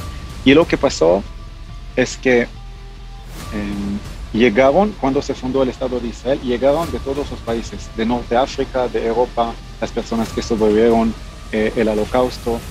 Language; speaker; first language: Spanish; non-native, fluent; Hebrew